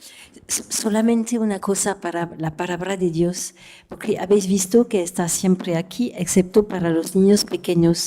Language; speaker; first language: Spanish; non-native, fluent; French